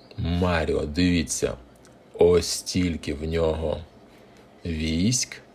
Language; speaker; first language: Ukrainian; non-native, local second language; Russian